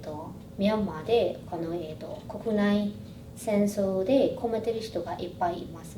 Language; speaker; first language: Japanese; non-native, fluent; Burmese